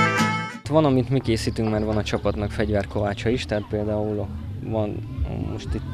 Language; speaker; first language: Hungarian; native; Hungarian